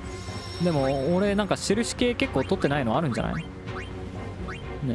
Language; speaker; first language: Japanese; native; Japanese